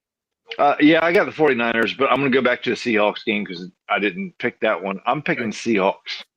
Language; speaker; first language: English; native; English